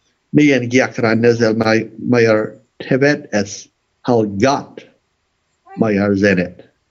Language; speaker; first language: Hungarian; non-native, learner; English